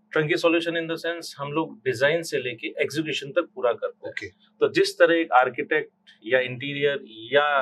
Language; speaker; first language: Hindi; native; Hindi